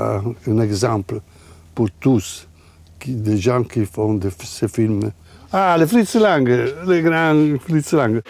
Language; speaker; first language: French; non-native, fluent; Italian